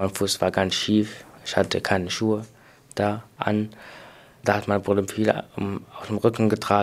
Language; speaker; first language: German; early bilingual, other home language; Arabic